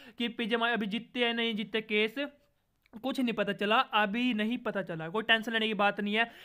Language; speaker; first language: Hindi; native; Hindi